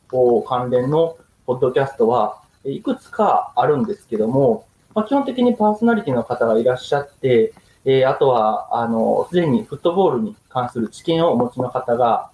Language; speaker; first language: Japanese; native; Japanese